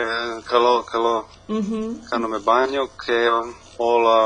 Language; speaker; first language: Greek; non-native, learner; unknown